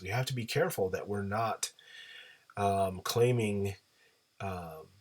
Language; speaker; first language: English; native; English